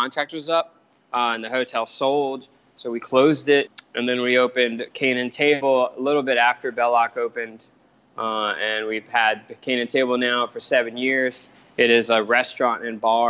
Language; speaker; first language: English; native; English